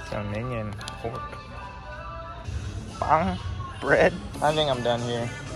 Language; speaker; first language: English; early bilingual, other home language; Korean